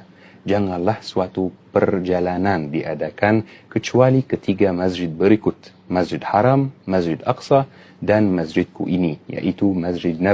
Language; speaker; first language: Indonesian; non-native, fluent; Arabic